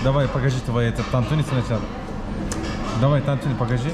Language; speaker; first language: Russian; non-native, learner; Turkish